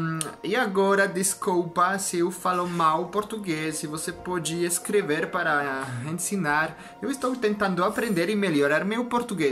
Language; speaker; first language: Portuguese; non-native, learner; French